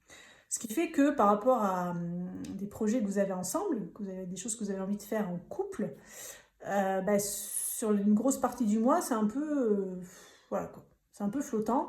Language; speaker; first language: French; native; French